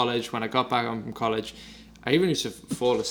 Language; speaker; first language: English; native; English